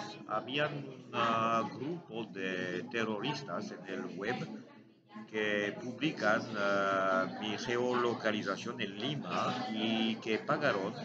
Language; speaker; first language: Spanish; non-native, learner; French